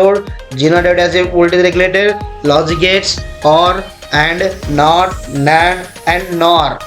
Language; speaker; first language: English; non-native, local second language; Telugu